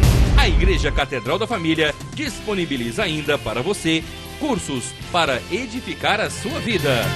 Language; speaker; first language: Portuguese; native; Portuguese